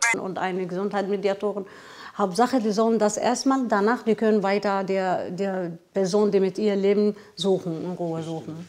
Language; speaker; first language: German; non-native, learner; Arabic